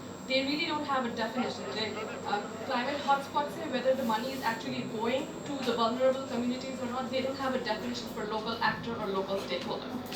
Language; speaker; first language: English; non-native, local second language; Bangla